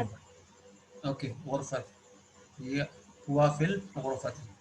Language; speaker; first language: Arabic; non-native, fluent; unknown